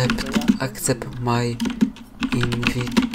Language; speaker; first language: English; non-native, learner; Polish